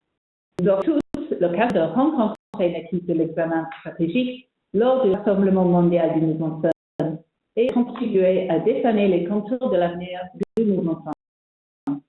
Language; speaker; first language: French; non-native, fluent; English